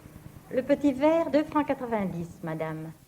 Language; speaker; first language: French; native; French